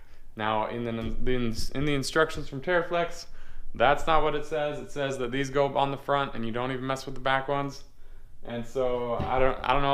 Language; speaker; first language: English; native; English